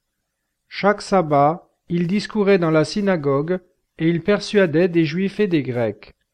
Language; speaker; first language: French; native; French